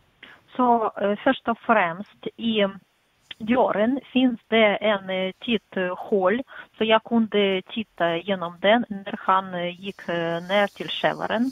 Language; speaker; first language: Swedish; non-native, fluent; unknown